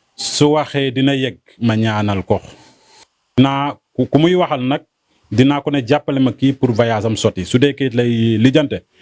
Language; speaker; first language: Wolof; non-native, local second language; Serer